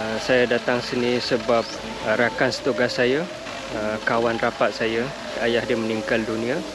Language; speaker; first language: Malay; non-native, fluent; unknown